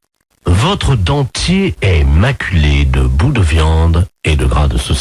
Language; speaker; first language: French; native; French